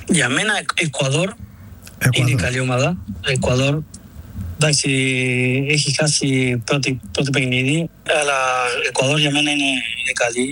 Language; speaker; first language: Greek; non-native, learner; Spanish